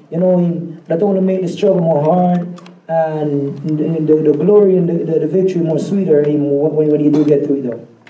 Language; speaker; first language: English; native; English